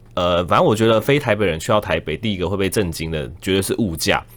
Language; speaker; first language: Chinese; native; Chinese